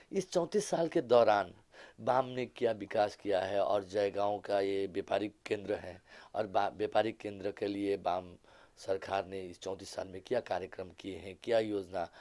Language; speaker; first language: Hindi; non-native, local second language; Bangla